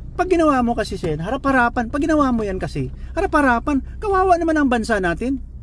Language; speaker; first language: Filipino; non-native, local second language; Cebuano